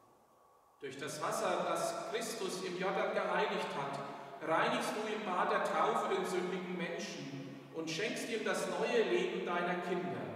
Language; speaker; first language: German; native; German